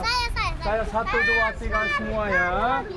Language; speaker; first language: Indonesian; non-native, learner; Korean